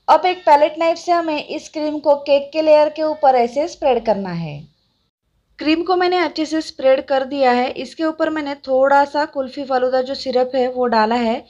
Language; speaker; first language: Hindi; non-native, local second language; Marathi